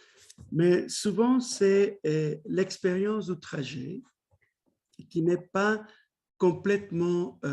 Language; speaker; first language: French; non-native, fluent; Spanish